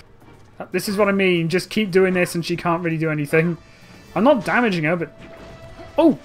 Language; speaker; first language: English; native; English